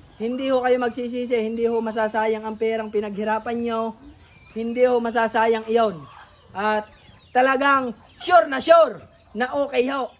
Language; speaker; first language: Filipino; native; Filipino